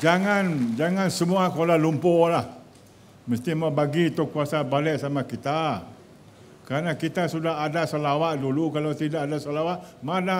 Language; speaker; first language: Malay; native; Malay